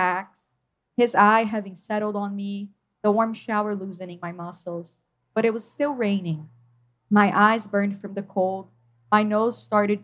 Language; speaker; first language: English; non-native, fluent; Portuguese